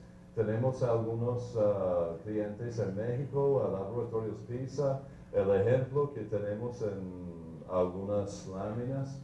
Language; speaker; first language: Spanish; non-native, fluent; English